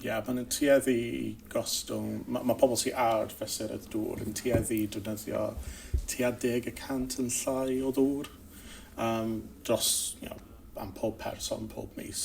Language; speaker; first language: Welsh; non-native, local second language; English